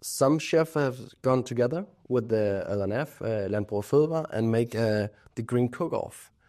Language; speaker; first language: English; non-native, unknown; Danish